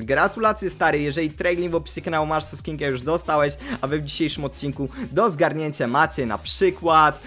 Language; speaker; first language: Polish; native; Polish